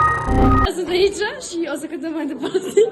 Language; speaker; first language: Romanian; early bilingual, heritage; Romanian